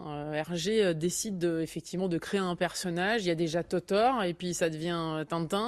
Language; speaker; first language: French; native; French